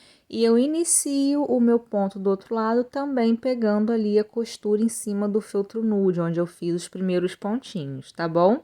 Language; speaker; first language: Portuguese; native; Portuguese